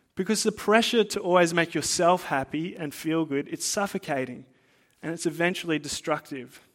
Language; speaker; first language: English; native; English